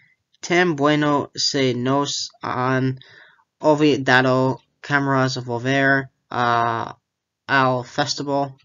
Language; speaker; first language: Spanish; non-native, learner; English